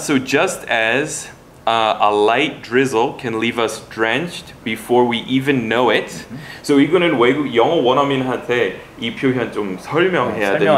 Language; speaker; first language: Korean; non-native, fluent; English